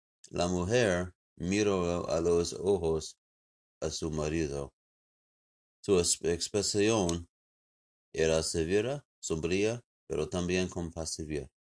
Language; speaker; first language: Spanish; non-native, learner; English